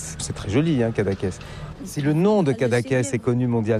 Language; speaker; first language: French; native; French